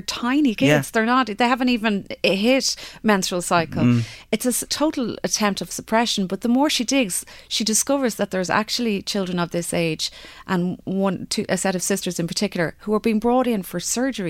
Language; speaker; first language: English; native; English